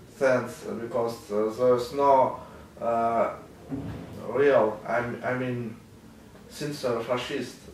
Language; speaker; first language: English; non-native, learner; Ukrainian